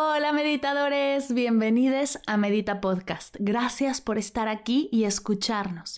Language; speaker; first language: Spanish; native; Spanish